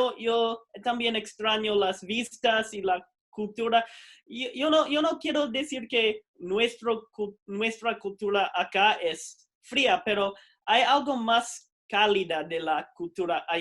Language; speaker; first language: Spanish; non-native, fluent; English